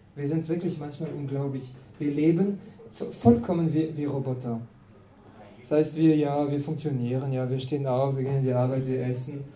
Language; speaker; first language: German; non-native, fluent; French